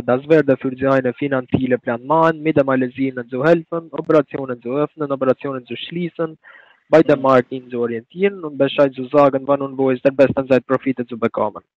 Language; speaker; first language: German; non-native, learner; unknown